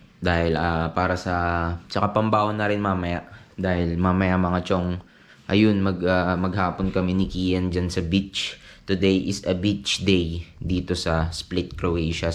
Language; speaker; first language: Filipino; native; Filipino